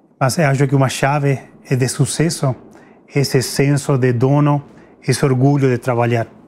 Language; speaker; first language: Portuguese; non-native, fluent; Spanish